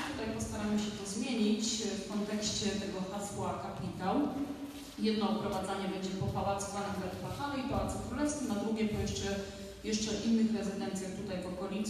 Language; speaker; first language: Polish; native; Polish